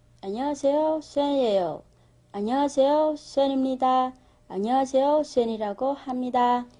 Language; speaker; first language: Korean; non-native, learner; Vietnamese